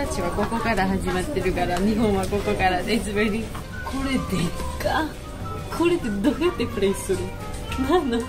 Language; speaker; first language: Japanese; non-native, learner; Georgian